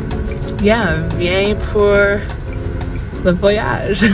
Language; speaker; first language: French; non-native, local second language; English